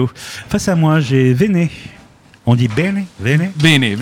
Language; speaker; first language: French; native; French